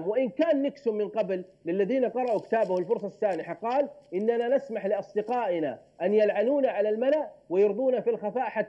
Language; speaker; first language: Arabic; native; Arabic